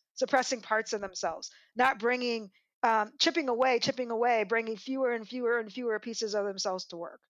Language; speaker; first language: English; native; English